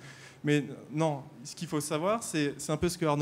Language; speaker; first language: French; native; French